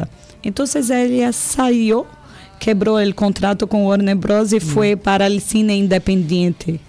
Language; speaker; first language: Spanish; non-native, learner; Portuguese